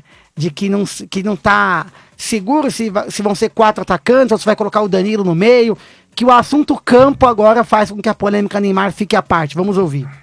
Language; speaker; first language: Portuguese; native; Portuguese